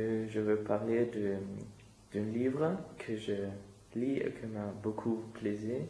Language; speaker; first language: French; non-native, learner; German